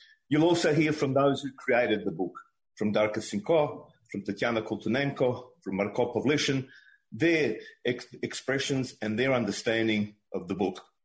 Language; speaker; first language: English; early bilingual, other home language; Ukrainian